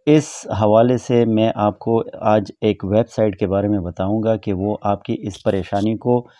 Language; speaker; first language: Urdu; non-native, local second language; Pashto